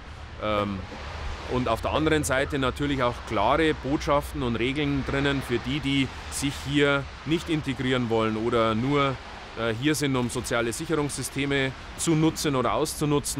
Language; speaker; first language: German; native; German